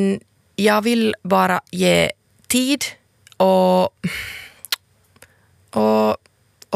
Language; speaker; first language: Swedish; non-native, local second language; Finnish